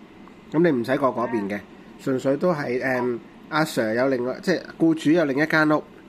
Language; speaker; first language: Cantonese; native; Cantonese